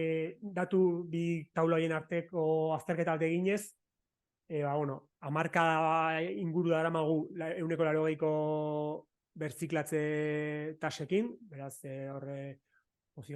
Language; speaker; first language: Basque; native; Basque